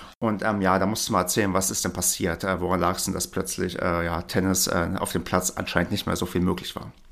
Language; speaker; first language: German; native; German